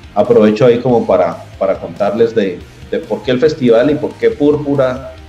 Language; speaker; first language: Spanish; native; Spanish